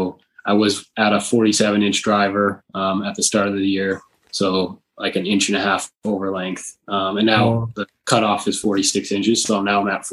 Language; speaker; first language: English; native; English